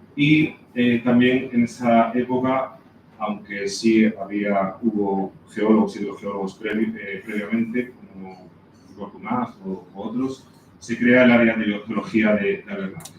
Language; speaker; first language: Spanish; native; Spanish